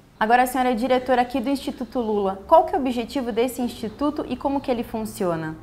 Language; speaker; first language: Portuguese; native; Portuguese